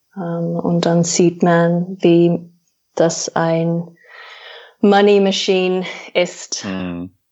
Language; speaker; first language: German; non-native, fluent; English